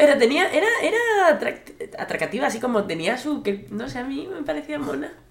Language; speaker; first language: Spanish; native; Spanish